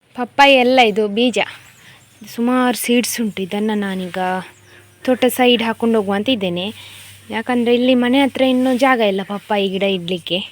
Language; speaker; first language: Kannada; non-native, local second language; Tulu